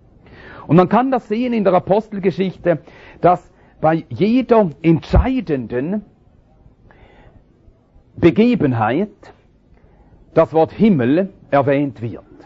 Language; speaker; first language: German; native; German